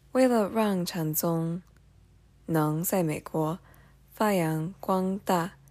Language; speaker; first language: Chinese; non-native, fluent; English